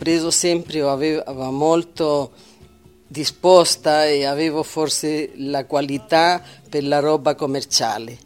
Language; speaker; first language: Italian; early bilingual, heritage; Italian